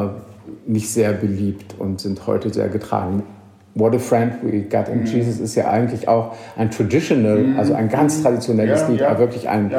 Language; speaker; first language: German; native; German